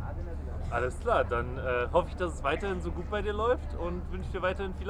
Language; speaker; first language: German; native; German